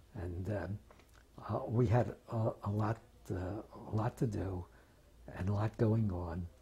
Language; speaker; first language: English; native; English